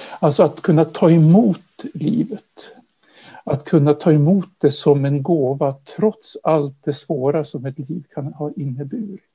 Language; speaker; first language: Swedish; native; Swedish